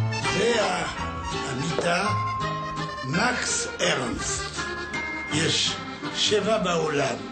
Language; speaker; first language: Hebrew; non-native, learner; French